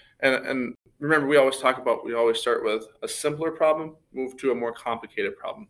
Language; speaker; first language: English; native; English